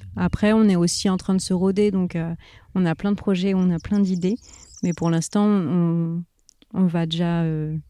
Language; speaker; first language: French; native; French